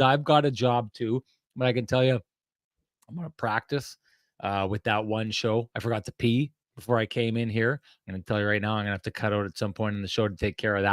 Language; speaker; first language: English; native; English